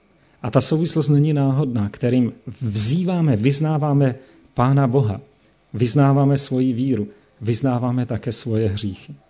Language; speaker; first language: Czech; native; Czech